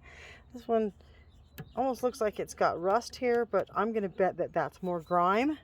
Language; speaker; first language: English; native; English